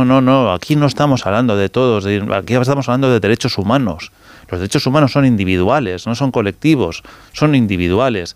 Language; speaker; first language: Spanish; native; Spanish